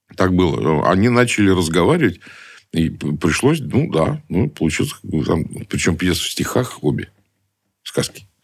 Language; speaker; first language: Russian; native; Russian